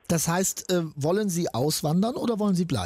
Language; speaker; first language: German; native; German